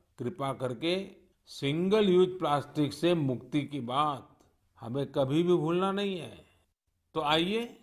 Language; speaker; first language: Hindi; non-native, local second language; Gujarati